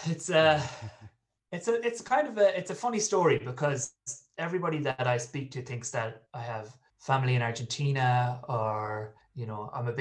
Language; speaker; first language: English; native; English